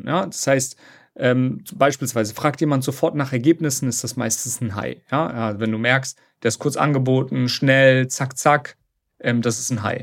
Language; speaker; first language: German; native; German